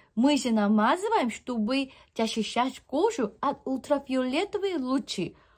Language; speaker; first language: Russian; non-native, fluent; Korean